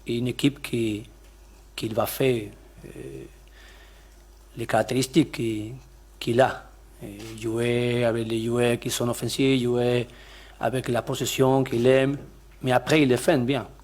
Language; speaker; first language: French; non-native, learner; Spanish